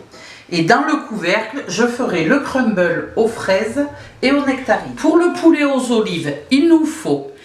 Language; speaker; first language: French; native; French